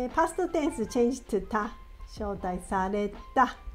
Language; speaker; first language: Japanese; native; Japanese